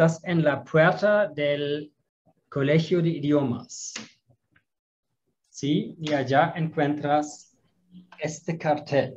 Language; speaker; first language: Spanish; non-native, fluent; German